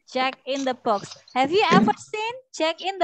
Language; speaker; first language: English; non-native, fluent; Indonesian